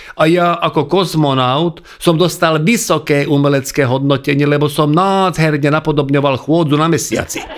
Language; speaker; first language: Slovak; non-native, local second language; Hungarian